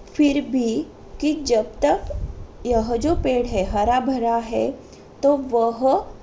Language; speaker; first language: Hindi; non-native, local second language; Marathi